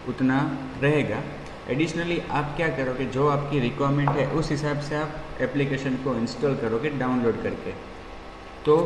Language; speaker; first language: Hindi; non-native, local second language; Gujarati